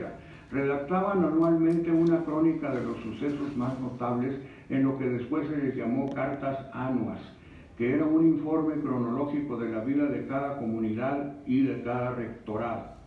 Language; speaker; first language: Spanish; native; Spanish